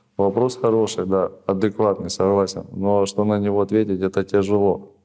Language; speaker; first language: Russian; native; Russian